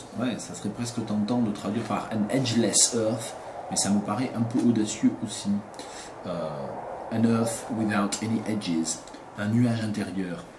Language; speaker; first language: French; native; French